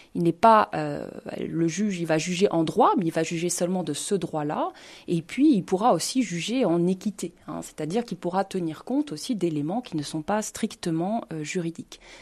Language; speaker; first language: French; native; French